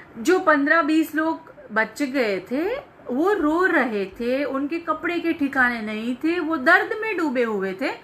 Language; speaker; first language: Hindi; non-native, local second language; Gujarati